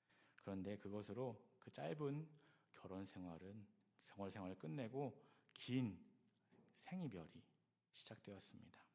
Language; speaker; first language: Korean; native; Korean